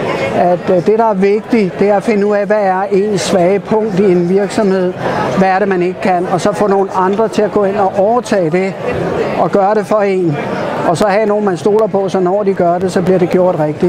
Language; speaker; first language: Danish; native; Danish